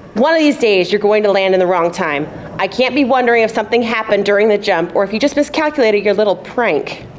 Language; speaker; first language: English; native; English